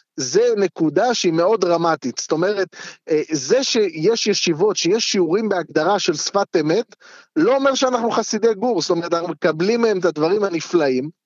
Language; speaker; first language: Hebrew; native; Hebrew